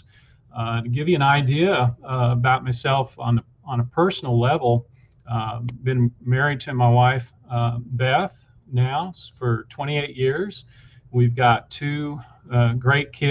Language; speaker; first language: English; native; English